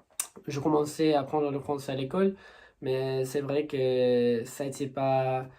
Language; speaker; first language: French; non-native, learner; Spanish